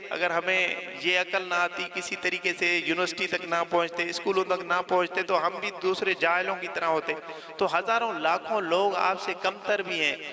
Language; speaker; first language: Urdu; non-native, local second language; Saraiki